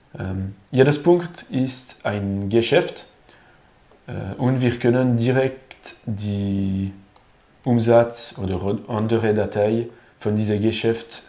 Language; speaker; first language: German; non-native, learner; French